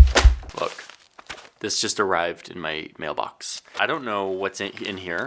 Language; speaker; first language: English; native; English